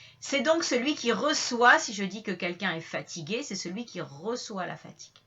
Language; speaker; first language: French; native; French